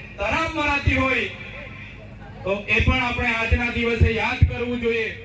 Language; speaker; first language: Gujarati; non-native, local second language; Vasavi